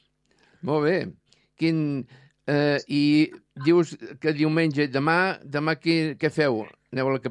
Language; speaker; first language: Catalan; native; Catalan